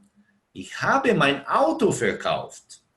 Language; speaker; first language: German; non-native, fluent; Portuguese